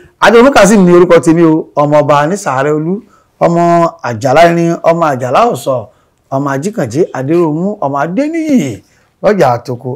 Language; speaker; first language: Yoruba; native; Yoruba